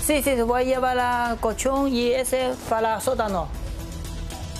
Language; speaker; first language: Spanish; non-native, learner; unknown